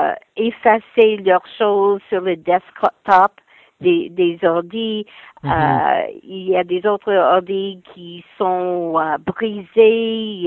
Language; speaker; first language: French; non-native, fluent; English